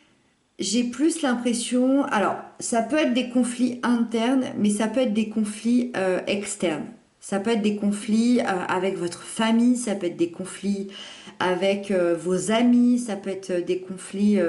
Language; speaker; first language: French; native; French